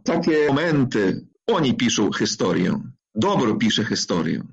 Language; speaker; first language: Polish; non-native, fluent; Ukrainian